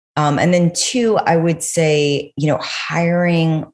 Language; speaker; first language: English; native; English